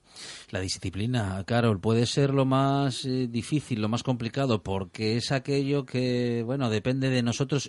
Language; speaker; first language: Spanish; native; Spanish